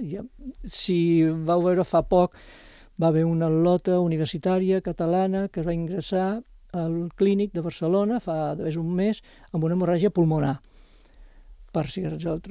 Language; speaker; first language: Catalan; native; Catalan